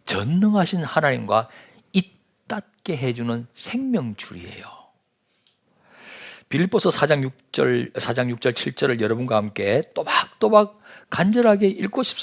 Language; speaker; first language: Korean; native; Korean